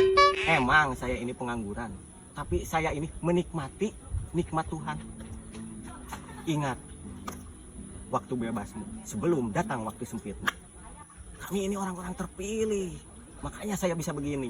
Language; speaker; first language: Indonesian; non-native, local second language; Sundanese